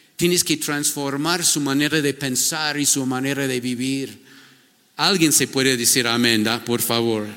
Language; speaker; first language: Spanish; non-native, fluent; English